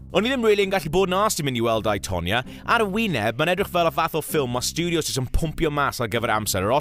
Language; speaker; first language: Welsh; native; Welsh